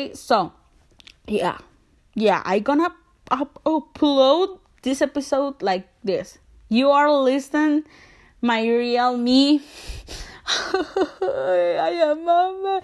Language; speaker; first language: English; non-native, learner; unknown